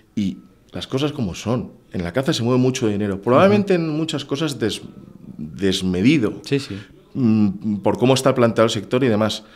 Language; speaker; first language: Spanish; native; Spanish